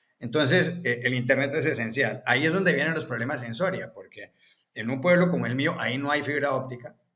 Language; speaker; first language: Spanish; native; Spanish